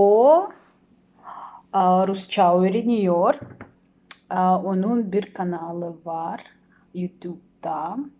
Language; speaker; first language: Turkish; non-native, learner; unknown